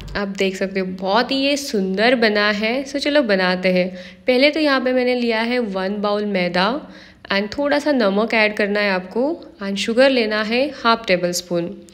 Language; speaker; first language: Hindi; non-native, local second language; Marathi